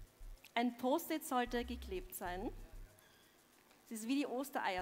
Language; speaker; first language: German; native; German